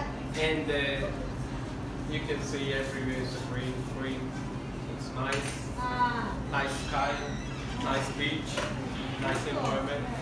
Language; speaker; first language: English; non-native, learner; Punjabi